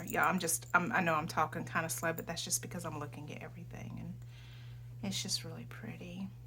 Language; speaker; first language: English; native; English